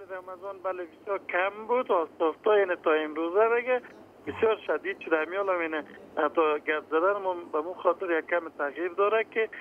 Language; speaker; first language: Persian; native; Persian